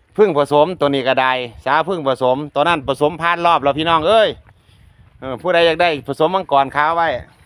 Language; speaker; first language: Thai; native; Thai